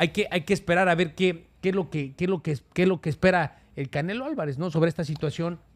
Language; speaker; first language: Spanish; native; Spanish